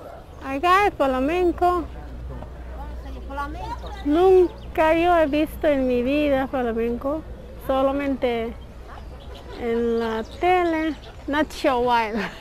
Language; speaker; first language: Spanish; non-native, learner; Somali